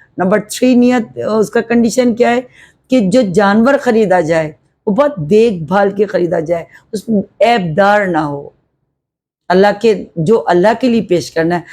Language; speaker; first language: Urdu; native; Urdu